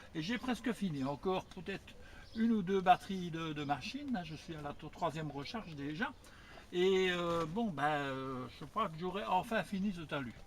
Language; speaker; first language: French; native; French